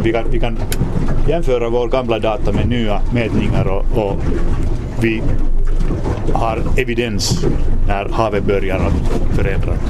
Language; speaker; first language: Swedish; non-native, local second language; Finnish